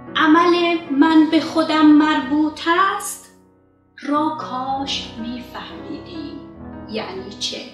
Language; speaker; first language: Persian; native; Persian